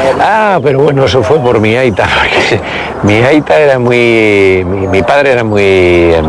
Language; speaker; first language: Spanish; native; Spanish